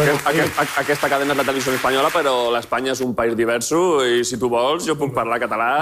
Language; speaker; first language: Catalan; non-native, learner; Spanish